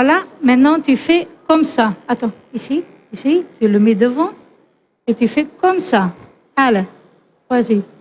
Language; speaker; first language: French; non-native, fluent; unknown